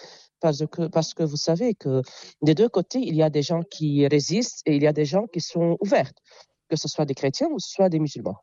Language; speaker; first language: French; non-native, local second language; Arabic